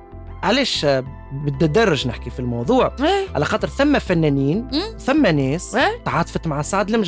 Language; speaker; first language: Arabic; native; Arabic